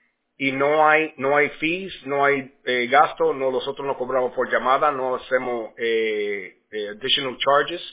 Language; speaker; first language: Spanish; early bilingual, heritage; Spanish